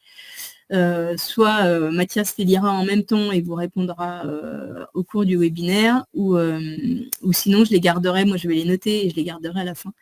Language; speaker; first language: French; native; French